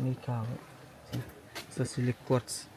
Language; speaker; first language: French; non-native, learner; Arabic